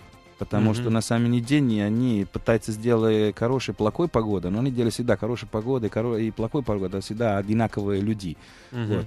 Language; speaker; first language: Russian; non-native, fluent; Italian